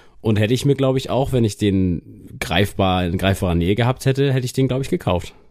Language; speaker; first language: German; native; German